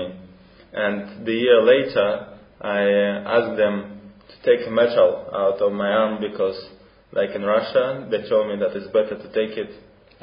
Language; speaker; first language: English; non-native, fluent; Russian